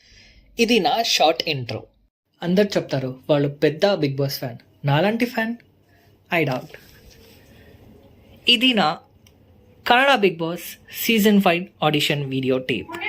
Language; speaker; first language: Telugu; non-native, local second language; Kannada